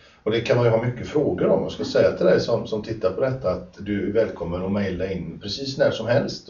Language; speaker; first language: Swedish; native; Swedish